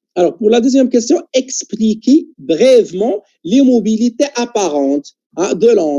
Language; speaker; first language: French; non-native, local second language; Arabic